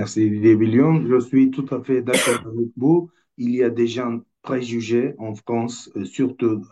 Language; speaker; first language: French; non-native, fluent; Turkish